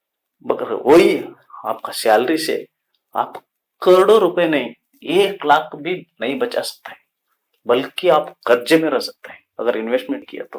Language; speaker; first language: Hindi; non-native, local second language; Kannada